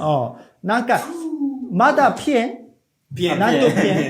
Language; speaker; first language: Japanese; non-native, fluent; Korean